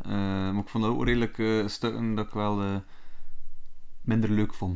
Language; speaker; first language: Dutch; native; Dutch